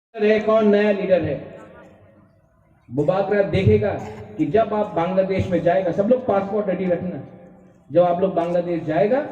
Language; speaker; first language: Hindi; non-native, local second language; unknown